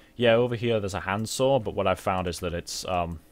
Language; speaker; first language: English; native; English